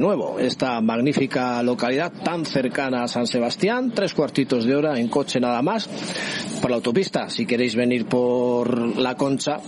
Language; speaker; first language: Spanish; native; Spanish